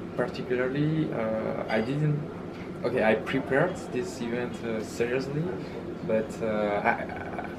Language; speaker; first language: English; early bilingual, other home language; Malagasy